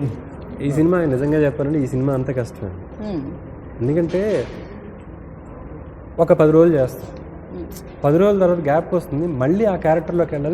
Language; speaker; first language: Telugu; native; Telugu